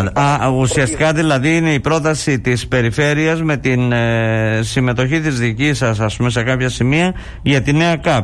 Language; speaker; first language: Greek; native; Greek